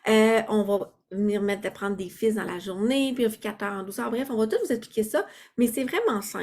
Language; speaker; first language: French; native; French